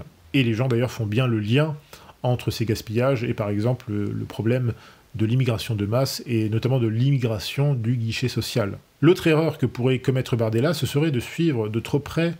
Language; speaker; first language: French; native; French